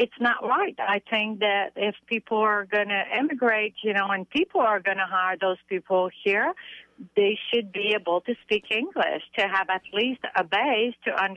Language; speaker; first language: English; non-native, fluent; French